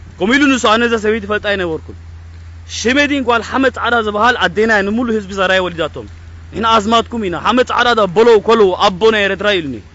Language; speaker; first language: Tigrinya; early bilingual, heritage; Tigrinya